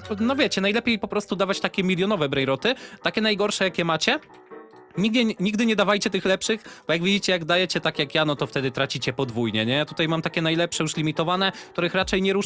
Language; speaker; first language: Polish; native; Polish